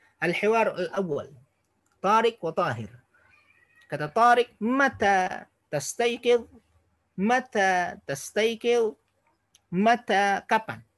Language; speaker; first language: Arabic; non-native, fluent; Indonesian